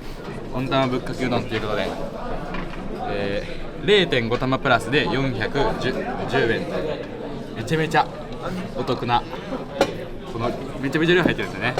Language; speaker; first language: Japanese; native; Japanese